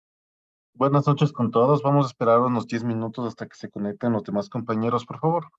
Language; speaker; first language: Spanish; native; Spanish